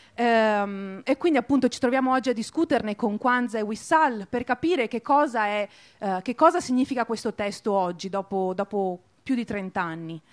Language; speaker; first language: Italian; native; Italian